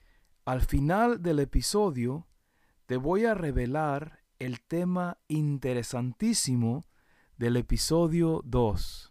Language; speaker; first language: Spanish; early bilingual, heritage; Spanish